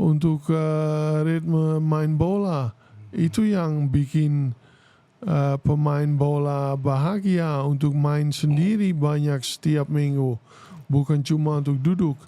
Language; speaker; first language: Indonesian; non-native, fluent; Dutch